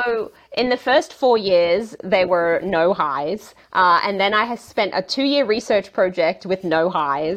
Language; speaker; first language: English; native; English